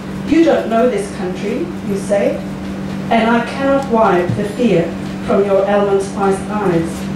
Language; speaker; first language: English; non-native, fluent; Dutch